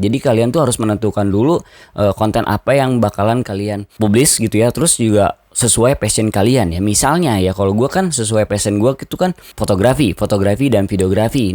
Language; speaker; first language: Indonesian; native; Indonesian